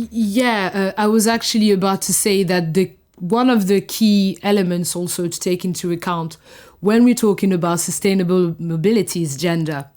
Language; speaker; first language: English; non-native, fluent; French